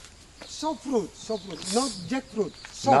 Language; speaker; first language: English; non-native, learner; Indonesian